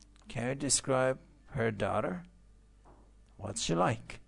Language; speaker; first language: English; non-native, fluent; Persian